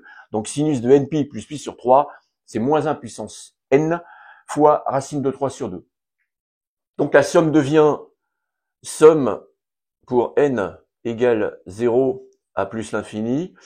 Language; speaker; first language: French; native; French